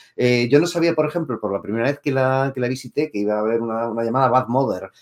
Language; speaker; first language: Spanish; native; Spanish